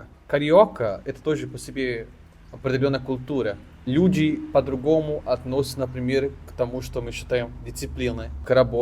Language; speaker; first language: Russian; non-native, fluent; Portuguese